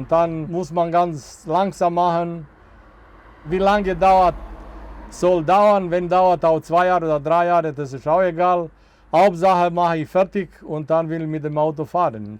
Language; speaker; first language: German; non-native, fluent; Serbian